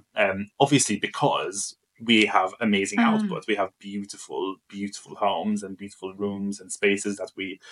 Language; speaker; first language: English; non-native, fluent; Maltese